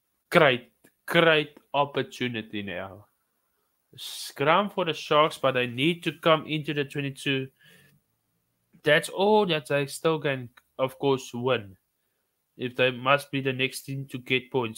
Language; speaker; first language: English; non-native, local second language; Afrikaans